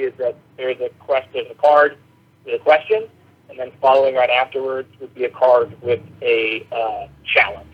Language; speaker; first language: English; native; English